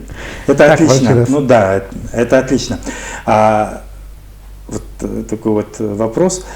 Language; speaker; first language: Russian; native; Russian